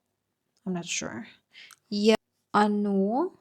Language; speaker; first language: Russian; non-native, learner; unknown